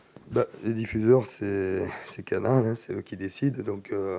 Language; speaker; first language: French; native; French